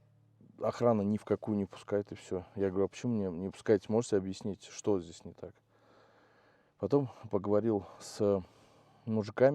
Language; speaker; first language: Russian; native; Russian